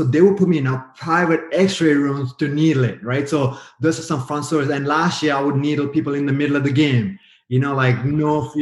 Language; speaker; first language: English; non-native, fluent; Sinhala